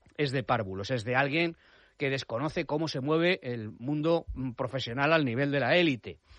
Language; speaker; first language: Spanish; native; Spanish